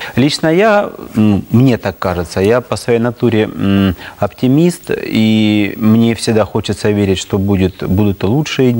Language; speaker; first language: Russian; native; Russian